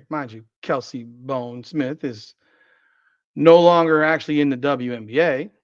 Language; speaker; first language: English; native; English